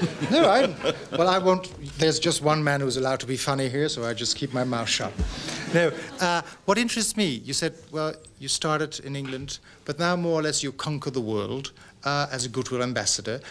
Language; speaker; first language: English; non-native, fluent; Dutch